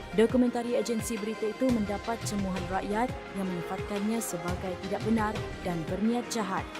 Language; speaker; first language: Malay; native; Malay